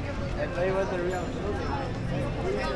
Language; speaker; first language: English; non-native, learner; Persian